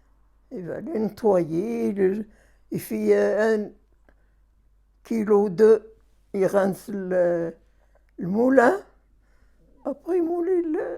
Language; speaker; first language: French; non-native, learner; Arabic